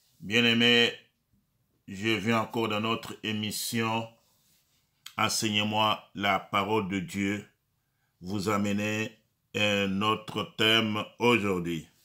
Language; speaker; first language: French; non-native, local second language; Lingala